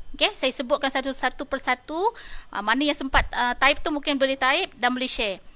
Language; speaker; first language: Malay; native; Malay